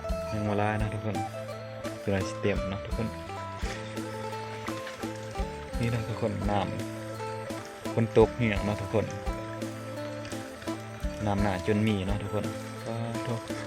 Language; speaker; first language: Thai; non-native, local second language; Northeastern Thai